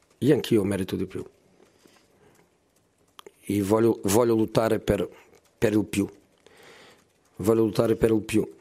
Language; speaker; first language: Italian; non-native, learner; Portuguese